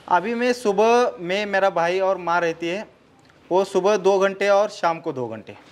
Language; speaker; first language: Hindi; non-native, local second language; Marathi